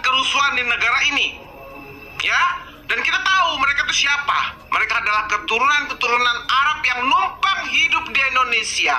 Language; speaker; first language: Indonesian; native; Indonesian